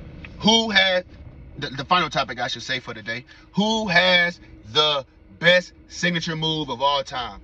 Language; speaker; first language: English; native; English